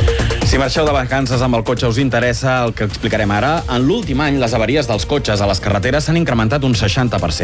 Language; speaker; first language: Catalan; native; Catalan